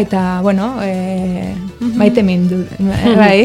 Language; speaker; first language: Basque; non-native, local second language; Spanish